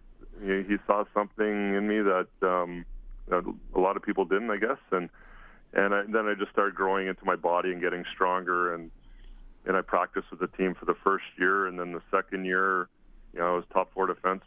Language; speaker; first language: English; native; English